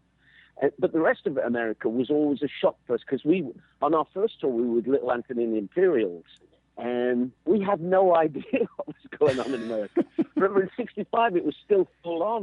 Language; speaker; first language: English; native; English